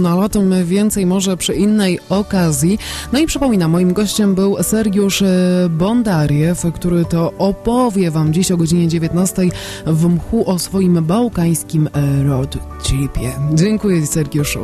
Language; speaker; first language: Polish; native; Polish